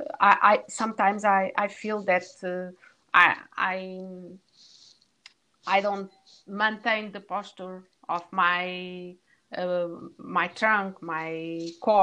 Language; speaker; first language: English; non-native, learner; Portuguese